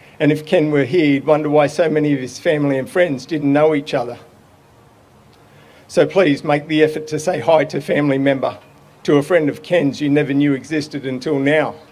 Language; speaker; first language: English; native; English